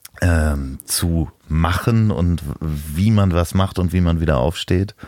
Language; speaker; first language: German; native; German